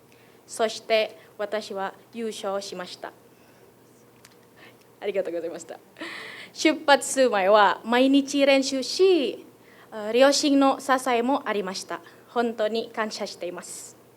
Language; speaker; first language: Japanese; non-native, fluent; Indonesian